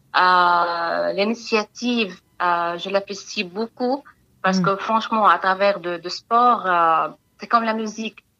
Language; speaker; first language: French; non-native, fluent; Arabic